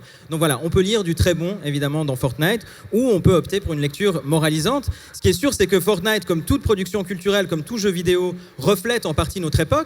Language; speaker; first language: French; native; French